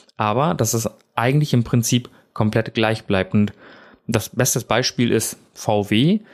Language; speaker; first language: German; early bilingual, other home language; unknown